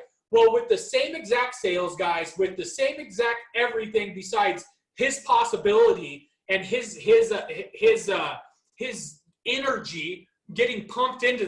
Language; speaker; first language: English; native; English